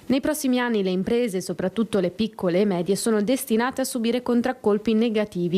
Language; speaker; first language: Italian; native; Italian